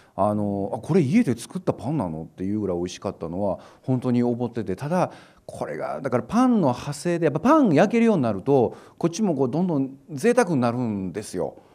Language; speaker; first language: Japanese; native; Japanese